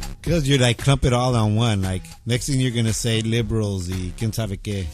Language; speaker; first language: English; early bilingual, other home language; Spanish